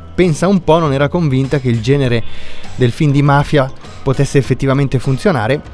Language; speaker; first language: Italian; native; Italian